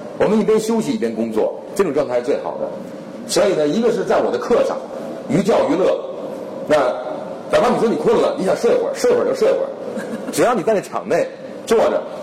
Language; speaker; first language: Chinese; native; Chinese